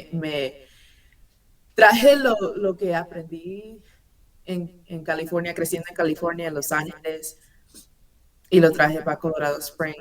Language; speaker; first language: Spanish; early bilingual, heritage; English